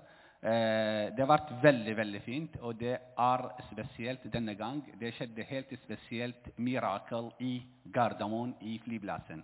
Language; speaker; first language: Norwegian; non-native, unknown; Arabic